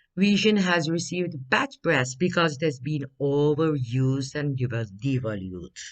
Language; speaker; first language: English; non-native, fluent; Turkish